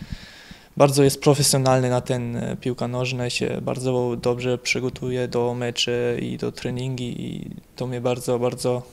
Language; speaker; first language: Polish; early bilingual, heritage; Polish